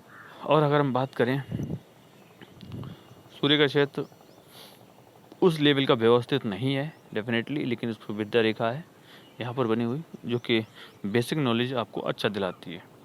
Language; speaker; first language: Hindi; native; Hindi